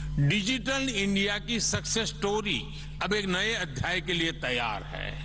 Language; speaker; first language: Hindi; non-native, local second language; Gujarati